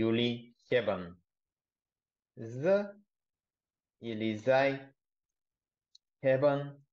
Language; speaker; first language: Dutch; non-native, fluent; Bulgarian